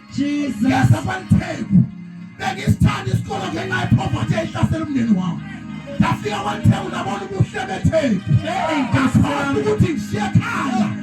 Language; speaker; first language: Zulu; non-native, local second language; Xhosa